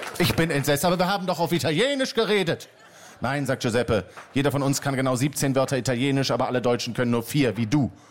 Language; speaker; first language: German; native; German